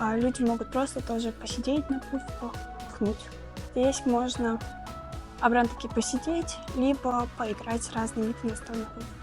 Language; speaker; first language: Russian; non-native, local second language; Tajik